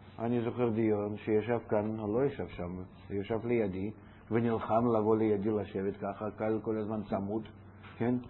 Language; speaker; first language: Hebrew; non-native, fluent; Russian